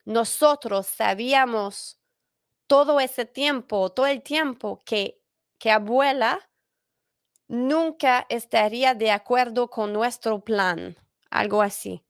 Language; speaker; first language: Spanish; non-native, fluent; English